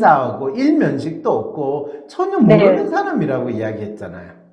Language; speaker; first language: Korean; native; Korean